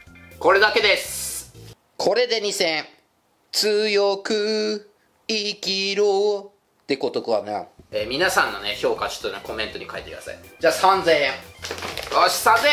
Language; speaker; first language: Japanese; native; Japanese